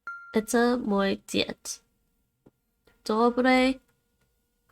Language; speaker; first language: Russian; non-native, learner; Dutch